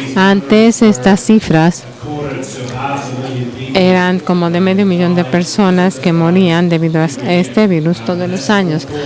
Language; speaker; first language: Spanish; non-native, learner; English